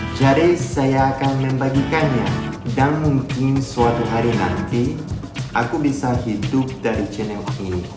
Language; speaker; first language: Indonesian; non-native, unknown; Russian